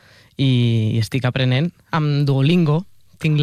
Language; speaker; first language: Catalan; non-native, learner; Spanish